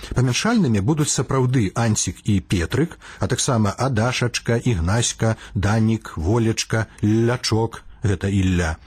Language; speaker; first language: Belarusian; native; Belarusian